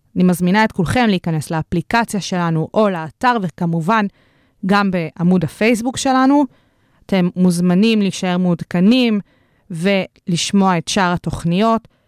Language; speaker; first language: Hebrew; native; Hebrew